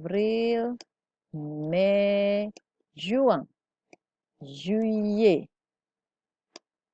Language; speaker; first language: French; non-native, fluent; Indonesian